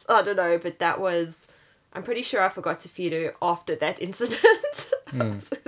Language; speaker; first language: English; native; English